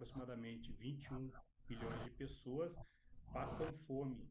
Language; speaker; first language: Portuguese; native; Portuguese